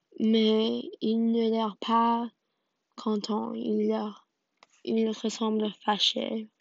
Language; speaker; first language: French; non-native, learner; English